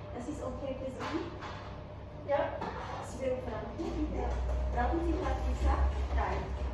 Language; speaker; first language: German; non-native, learner; Thai